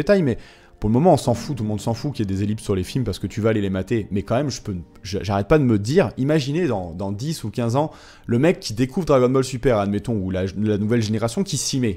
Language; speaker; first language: French; native; French